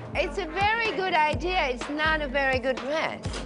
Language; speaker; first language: English; non-native, fluent; French